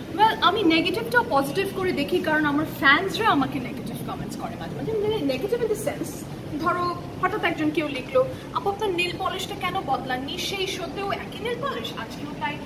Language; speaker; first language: Bangla; early bilingual, heritage; Bangla